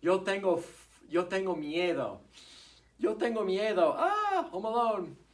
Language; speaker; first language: Spanish; non-native, fluent; English